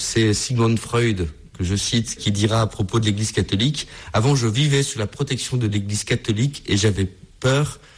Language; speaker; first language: French; native; French